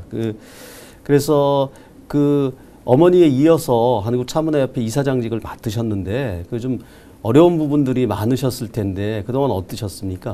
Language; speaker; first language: Korean; native; Korean